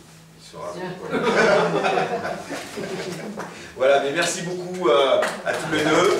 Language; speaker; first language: French; native; French